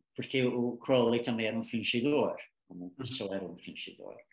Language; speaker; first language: Portuguese; non-native, fluent; English